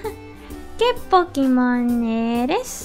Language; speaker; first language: Spanish; early bilingual, heritage; Spanish